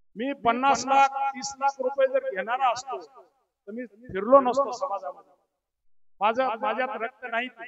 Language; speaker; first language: Marathi; non-native, local second language; Lambadi